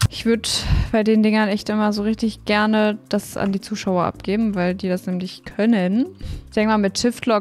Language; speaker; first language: German; native; German